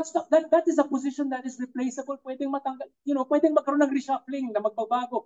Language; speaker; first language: English; non-native, local second language; Cebuano